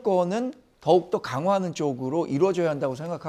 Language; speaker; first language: Korean; native; Korean